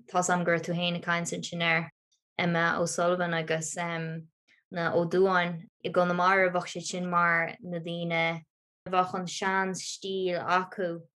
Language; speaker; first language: Irish; native; Irish